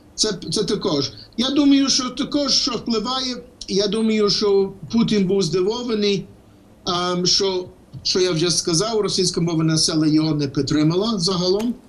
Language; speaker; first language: Ukrainian; early bilingual, heritage; Ukrainian